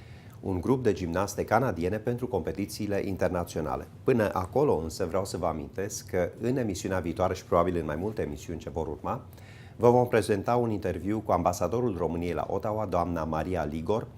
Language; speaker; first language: Romanian; native; Romanian